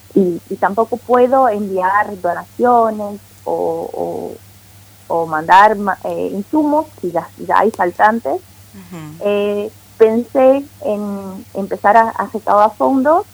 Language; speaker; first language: Spanish; non-native, fluent; Portuguese